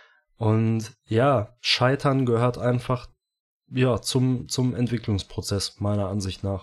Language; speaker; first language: German; native; German